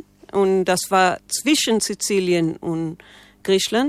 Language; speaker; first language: German; non-native, learner; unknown